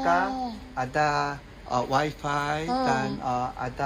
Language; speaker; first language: Indonesian; non-native, learner; Korean